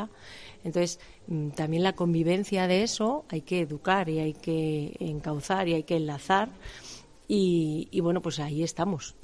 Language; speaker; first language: Spanish; native; Spanish